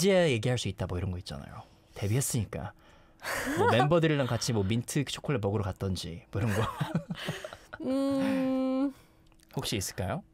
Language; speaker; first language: Korean; native; Korean